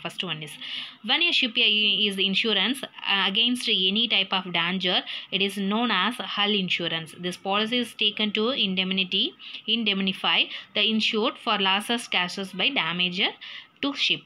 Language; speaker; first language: English; non-native, local second language; Tamil